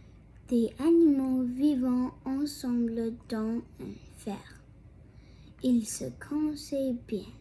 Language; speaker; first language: French; non-native, local second language; English